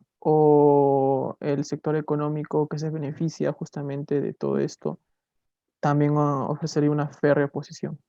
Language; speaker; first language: Spanish; native; Spanish